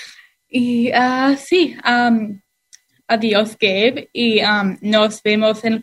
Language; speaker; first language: Spanish; non-native, learner; English